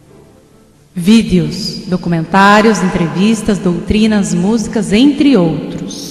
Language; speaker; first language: Portuguese; native; Portuguese